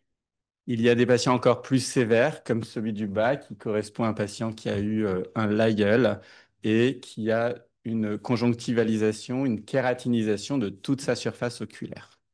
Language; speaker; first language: French; native; French